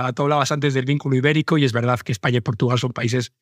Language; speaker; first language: Spanish; native; Spanish